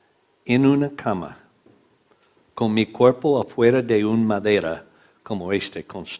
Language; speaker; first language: Spanish; non-native, learner; English